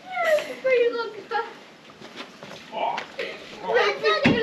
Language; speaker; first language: French; native; French